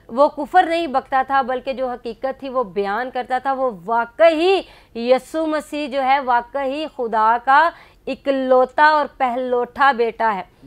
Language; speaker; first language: Urdu; non-native, local second language; Punjabi